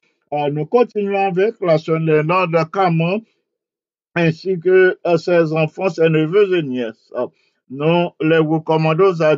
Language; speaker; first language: French; non-native, local second language; Haitian Creole